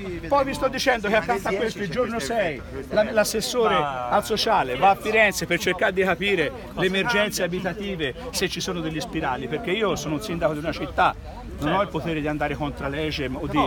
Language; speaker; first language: Italian; native; Italian